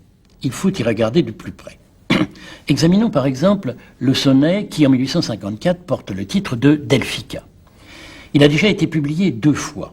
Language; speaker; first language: French; native; French